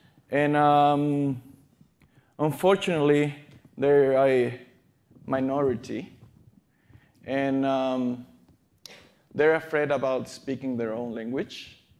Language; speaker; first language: English; non-native, fluent; Spanish